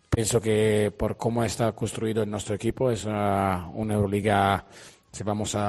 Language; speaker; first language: Spanish; non-native, fluent; Italian